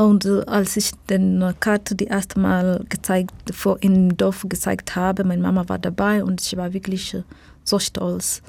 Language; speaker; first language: German; non-native, learner; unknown